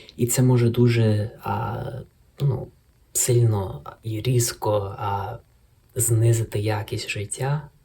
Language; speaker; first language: Ukrainian; early bilingual, heritage; Ukrainian